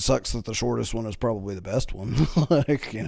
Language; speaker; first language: English; native; English